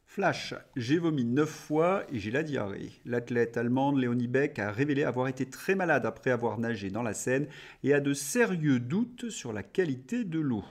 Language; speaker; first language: French; native; French